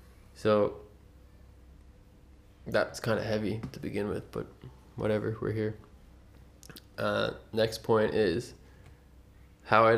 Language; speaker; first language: English; native; English